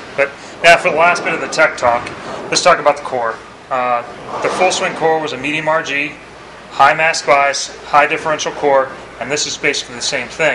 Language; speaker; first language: English; native; English